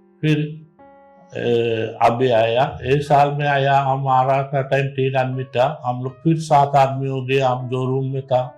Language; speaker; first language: Hindi; non-native, learner; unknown